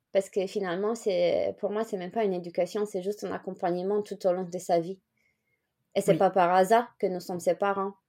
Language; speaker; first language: French; non-native, fluent; Romanian